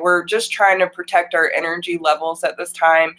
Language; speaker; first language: English; native; English